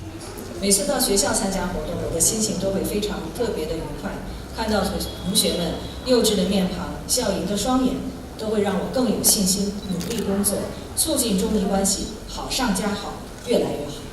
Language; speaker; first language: Chinese; native; Chinese